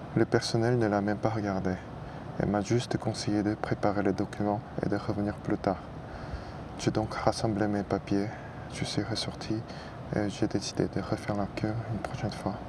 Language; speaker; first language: French; non-native, fluent; Korean